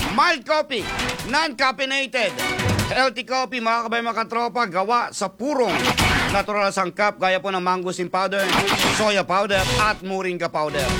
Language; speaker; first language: Filipino; native; Filipino